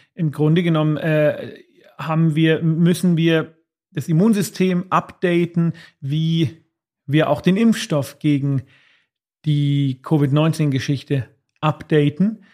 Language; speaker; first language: German; native; German